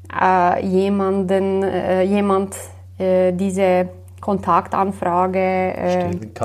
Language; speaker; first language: German; non-native, fluent; Slovenian